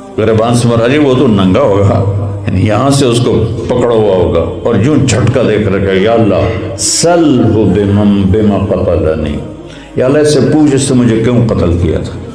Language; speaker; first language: Urdu; non-native, local second language; Punjabi